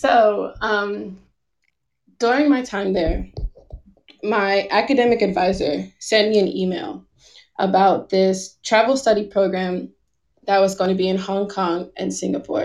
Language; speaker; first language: English; native; English